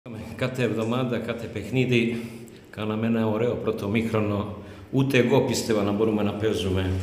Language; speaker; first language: Greek; non-native, fluent; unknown